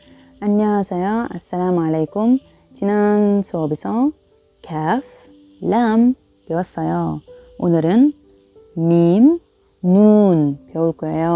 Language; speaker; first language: Korean; non-native, fluent; Arabic